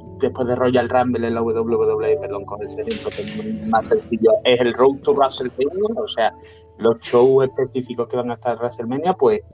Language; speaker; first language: Spanish; native; Spanish